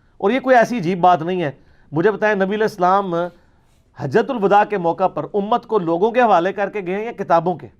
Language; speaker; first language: Urdu; non-native, local second language; Punjabi